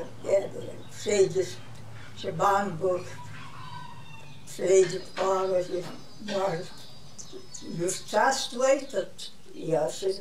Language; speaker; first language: Polish; early bilingual, heritage; Polish